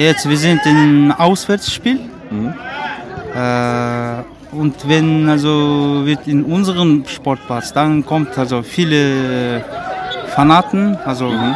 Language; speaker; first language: German; non-native, learner; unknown